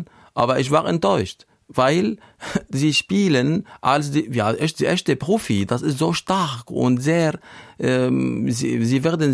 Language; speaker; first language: German; non-native, learner; Arabic